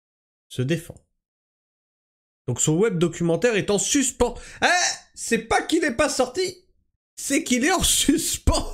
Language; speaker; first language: French; native; French